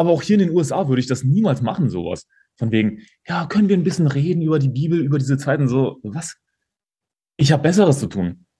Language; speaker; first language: German; native; German